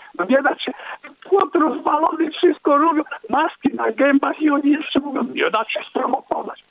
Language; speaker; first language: Polish; native; Polish